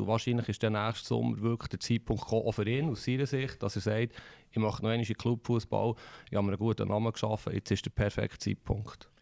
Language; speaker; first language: German; native; German